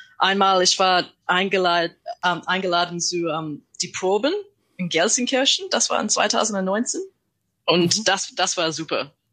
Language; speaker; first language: German; non-native, learner; English